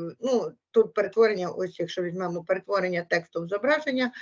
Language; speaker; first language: Ukrainian; native; Ukrainian